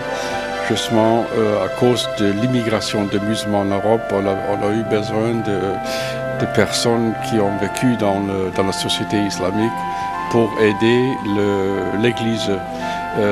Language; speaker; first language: French; non-native, fluent; German